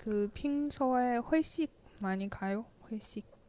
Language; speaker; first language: Korean; non-native, fluent; Chinese